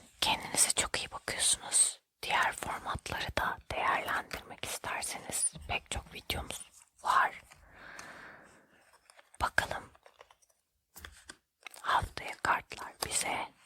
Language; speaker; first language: Turkish; native; Turkish